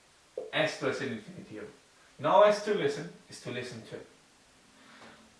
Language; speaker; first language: Spanish; non-native, learner; English